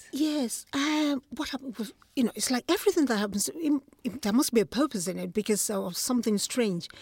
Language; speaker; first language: English; non-native, local second language; Igbo